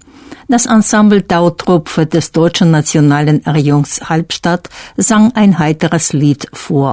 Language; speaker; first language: German; non-native, fluent; Russian